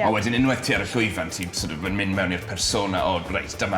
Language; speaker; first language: Welsh; native; Welsh